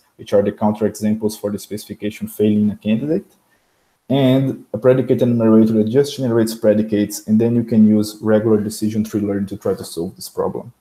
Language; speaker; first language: English; non-native, fluent; Portuguese